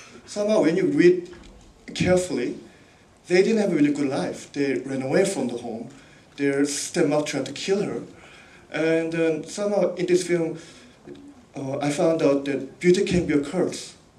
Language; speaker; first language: English; non-native, fluent; Korean